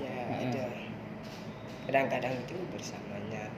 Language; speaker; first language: Indonesian; non-native, learner; Malay